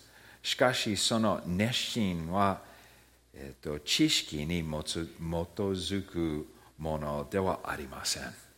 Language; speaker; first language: Japanese; early bilingual, heritage; Japanese